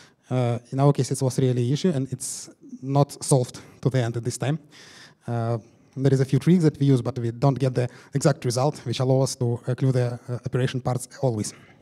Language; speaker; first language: English; non-native, fluent; Russian